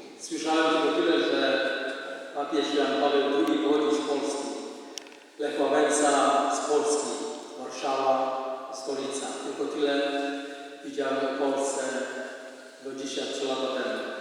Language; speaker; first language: Polish; non-native, fluent; Indonesian